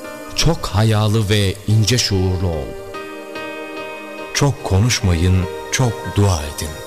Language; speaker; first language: Turkish; native; Turkish